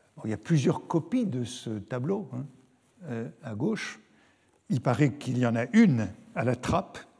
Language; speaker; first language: French; native; French